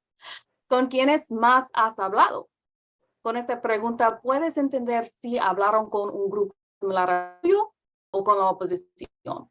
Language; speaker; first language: Spanish; non-native, learner; English